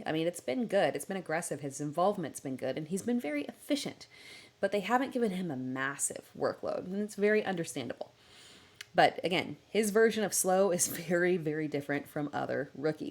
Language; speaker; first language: English; native; English